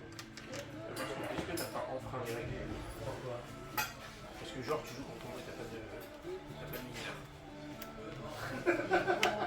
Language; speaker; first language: French; native; French